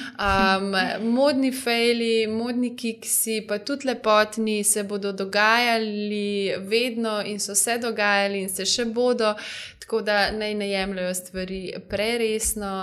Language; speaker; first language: Slovenian; native; Slovenian